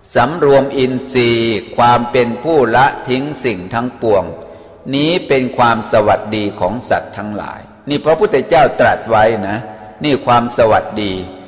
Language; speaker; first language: Thai; native; Thai